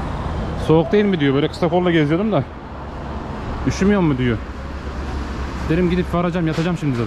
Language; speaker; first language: Turkish; native; Turkish